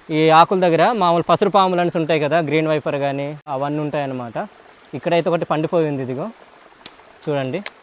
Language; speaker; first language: Telugu; non-native, local second language; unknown